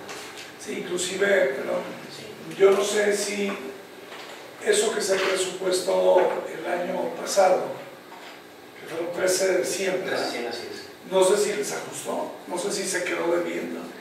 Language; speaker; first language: Spanish; native; Spanish